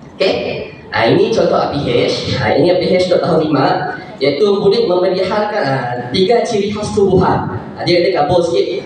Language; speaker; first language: Malay; native; Malay